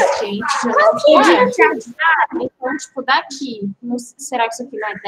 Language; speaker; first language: Portuguese; native; Portuguese